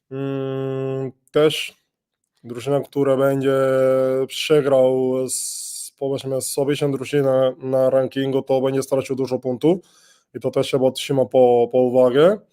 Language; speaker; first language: Polish; non-native, learner; Spanish